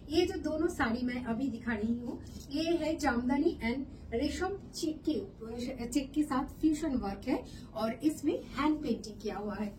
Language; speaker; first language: Hindi; non-native, local second language; Bangla